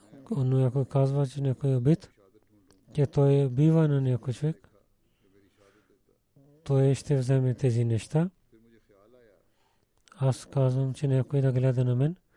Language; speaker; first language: Bulgarian; non-native, learner; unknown